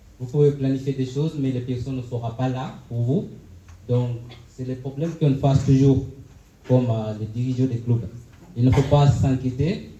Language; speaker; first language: French; non-native, fluent; Swahili